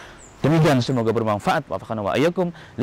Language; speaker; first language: Indonesian; native; Indonesian